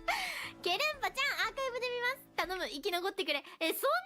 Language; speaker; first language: Japanese; native; Japanese